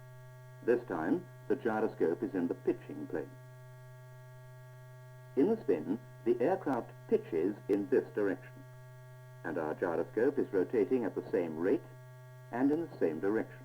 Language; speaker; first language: English; native; English